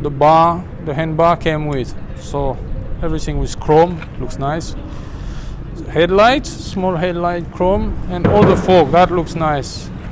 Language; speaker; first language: English; non-native, fluent; French